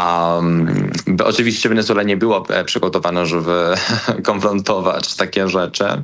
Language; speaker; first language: Polish; non-native, learner; Spanish